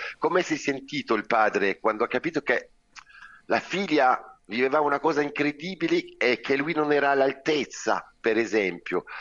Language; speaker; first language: Italian; non-native, fluent; French